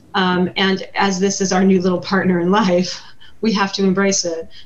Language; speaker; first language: English; native; English